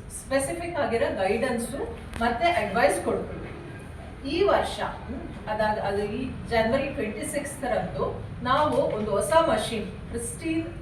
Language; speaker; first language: Kannada; non-native, learner; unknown